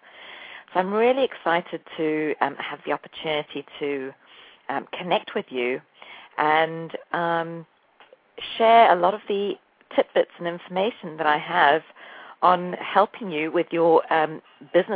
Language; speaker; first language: English; native; English